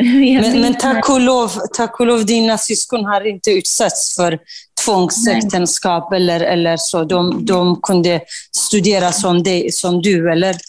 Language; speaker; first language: Swedish; non-native, fluent; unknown